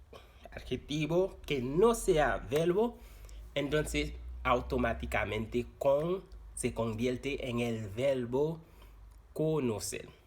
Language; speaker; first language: Spanish; non-native, fluent; Haitian Creole